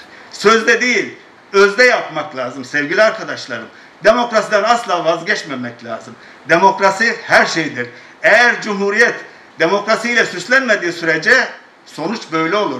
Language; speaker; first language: Turkish; native; Turkish